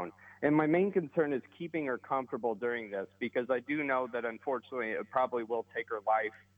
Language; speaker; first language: English; native; English